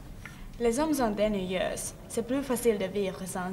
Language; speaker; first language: French; non-native, learner; Finnish